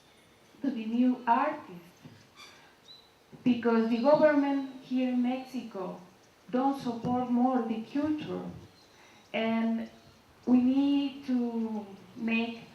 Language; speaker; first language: English; non-native, learner; Spanish